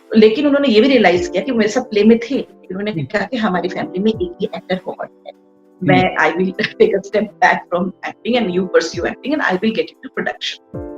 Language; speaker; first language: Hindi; non-native, local second language; Bangla